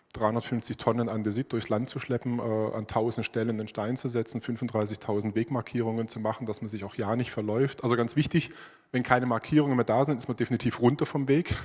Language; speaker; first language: German; native; German